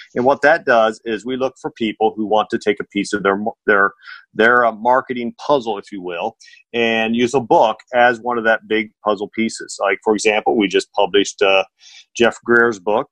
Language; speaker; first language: English; native; English